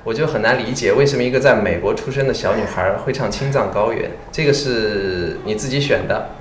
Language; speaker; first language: Chinese; native; Chinese